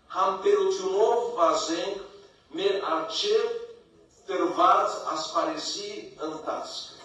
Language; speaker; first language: Armenian; early bilingual, heritage; Armenian